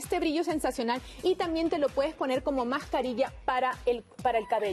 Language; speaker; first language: Spanish; native; Spanish